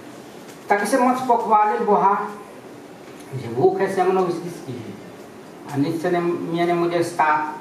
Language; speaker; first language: Czech; non-native, fluent; Ukrainian